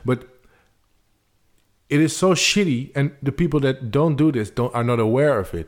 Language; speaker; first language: English; non-native, fluent; Dutch